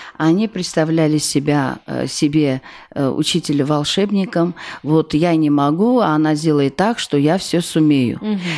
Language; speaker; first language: Russian; non-native, local second language; Armenian